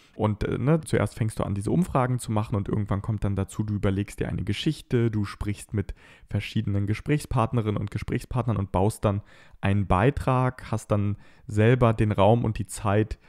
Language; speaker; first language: German; native; German